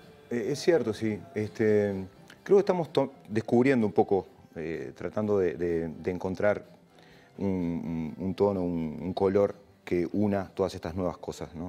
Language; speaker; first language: Spanish; native; Spanish